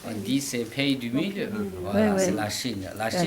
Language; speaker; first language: French; non-native, learner; Chinese